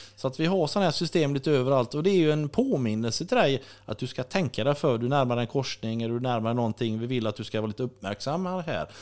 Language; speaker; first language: Swedish; native; Swedish